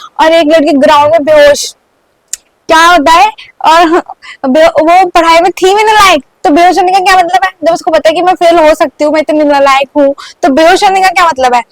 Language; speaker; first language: Hindi; non-native, local second language; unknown